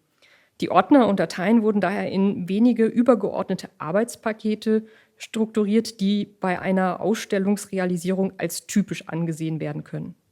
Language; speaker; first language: German; native; German